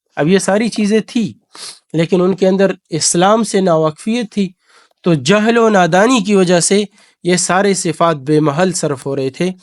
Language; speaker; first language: Urdu; non-native, local second language; Pashto